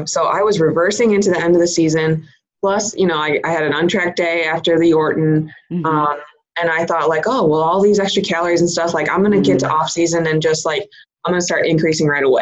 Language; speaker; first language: English; native; English